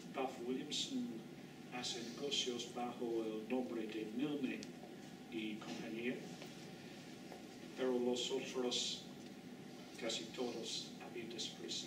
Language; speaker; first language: Spanish; non-native, fluent; English